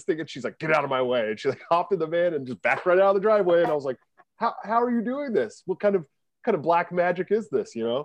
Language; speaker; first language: English; native; English